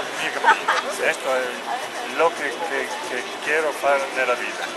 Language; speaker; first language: Spanish; non-native, learner; Italian